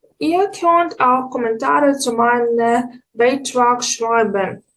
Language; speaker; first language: German; non-native, fluent; Ukrainian